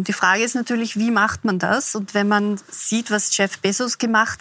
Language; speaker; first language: German; native; German